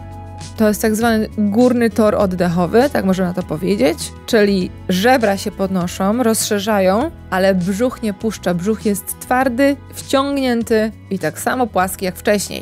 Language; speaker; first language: Polish; native; Polish